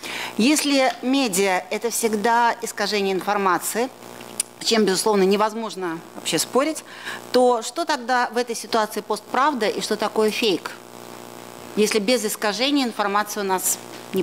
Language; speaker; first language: Russian; native; Russian